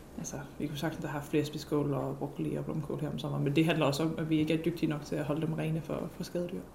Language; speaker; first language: Danish; non-native, fluent; English